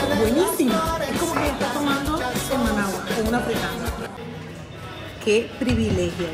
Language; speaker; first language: Spanish; native; Spanish